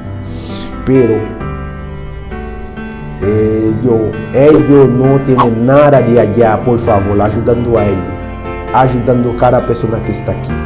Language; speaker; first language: Spanish; non-native, learner; Haitian Creole